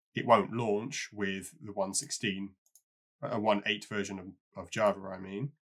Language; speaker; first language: English; native; English